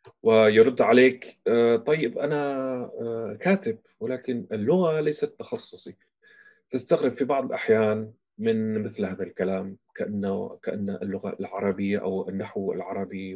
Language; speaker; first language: Arabic; non-native, fluent; German